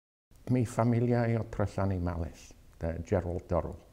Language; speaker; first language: Spanish; non-native, fluent; English